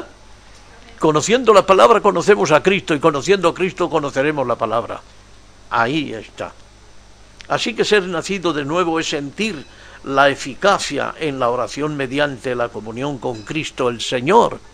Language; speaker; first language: Spanish; native; Spanish